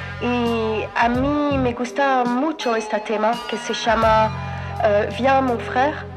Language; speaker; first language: Spanish; non-native, fluent; French